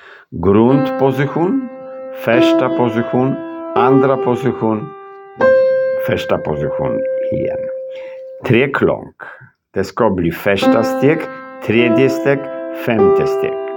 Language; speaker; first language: Swedish; non-native, learner; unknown